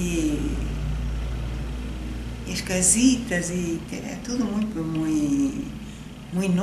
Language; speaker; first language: Portuguese; early bilingual, heritage; Spanish